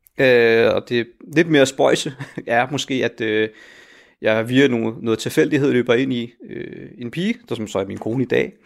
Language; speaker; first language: Danish; early bilingual, other home language; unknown